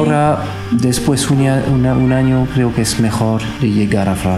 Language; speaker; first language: Spanish; non-native, fluent; French